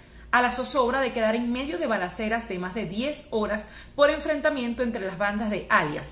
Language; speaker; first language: Spanish; native; Spanish